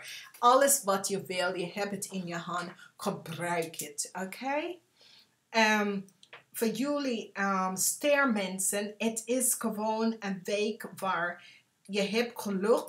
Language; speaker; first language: Dutch; non-native, learner; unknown